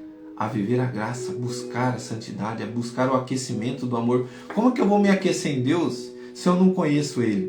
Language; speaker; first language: Portuguese; native; Portuguese